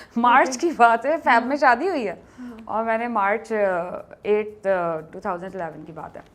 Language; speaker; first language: Urdu; native; Urdu